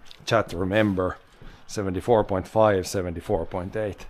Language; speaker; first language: English; non-native, fluent; Swedish